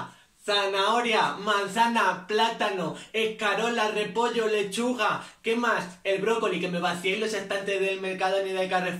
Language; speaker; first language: Spanish; native; Spanish